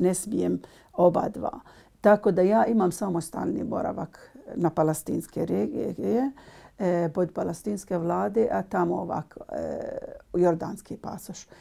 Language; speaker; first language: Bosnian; non-native, learner; Arabic